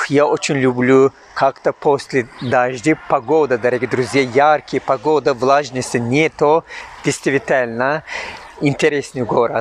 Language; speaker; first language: Russian; non-native, learner; Turkish